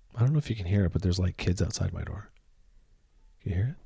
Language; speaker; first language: English; native; English